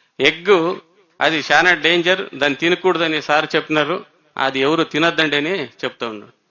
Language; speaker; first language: Telugu; native; Telugu